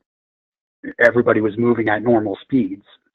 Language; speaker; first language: English; native; English